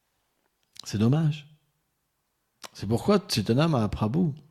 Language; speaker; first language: French; native; French